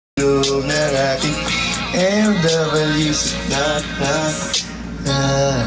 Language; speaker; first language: Filipino; native; Filipino